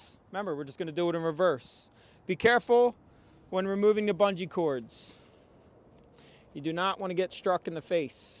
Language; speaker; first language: English; native; English